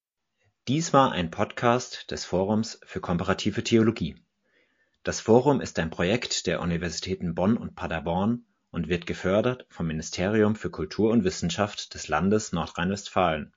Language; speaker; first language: German; native; German